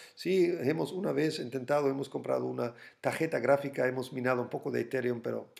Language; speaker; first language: Spanish; non-native, fluent; German